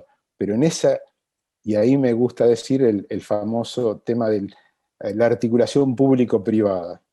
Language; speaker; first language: Spanish; native; Spanish